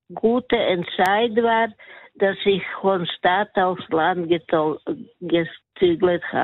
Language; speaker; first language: German; non-native, learner; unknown